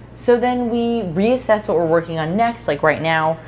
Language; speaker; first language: English; native; English